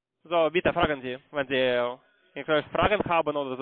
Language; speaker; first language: German; non-native, learner; Russian